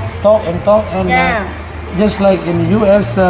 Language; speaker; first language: English; non-native, learner; Indonesian